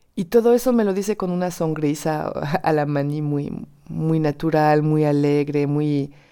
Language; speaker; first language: Spanish; non-native, fluent; French